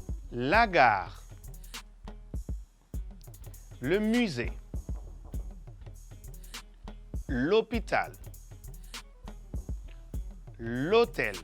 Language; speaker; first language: French; non-native, fluent; Spanish